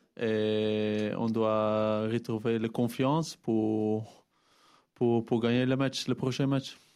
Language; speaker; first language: French; non-native, fluent; Dutch